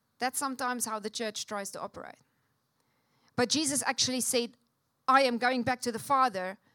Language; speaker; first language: English; non-native, local second language; Afrikaans